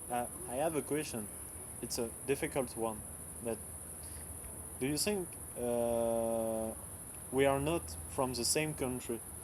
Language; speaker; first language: English; non-native, learner; French